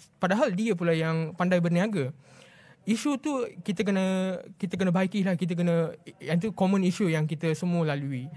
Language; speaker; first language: Malay; non-native, local second language; Tamil